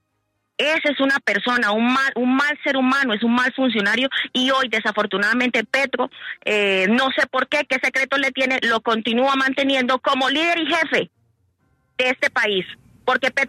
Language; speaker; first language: Spanish; native; Spanish